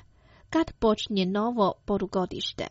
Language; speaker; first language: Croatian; non-native, fluent; Chinese